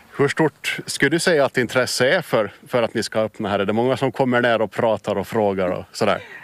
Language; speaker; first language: Swedish; native; Swedish